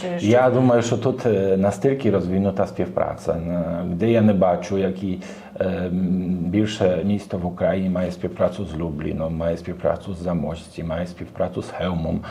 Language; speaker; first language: Ukrainian; non-native, learner; Polish